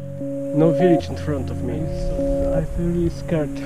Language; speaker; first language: English; non-native, learner; Polish